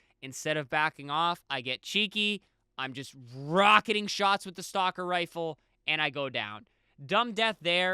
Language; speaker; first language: English; native; English